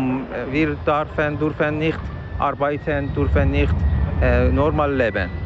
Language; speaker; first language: German; non-native, learner; Persian